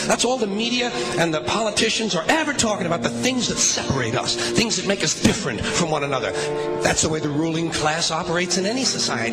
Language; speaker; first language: English; native; English